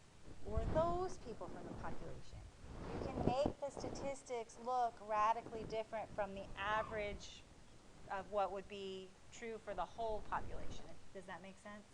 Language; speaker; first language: English; native; English